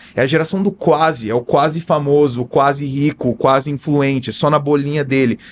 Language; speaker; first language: Portuguese; native; Portuguese